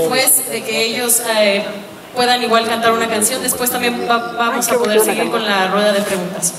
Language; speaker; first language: Spanish; native; Spanish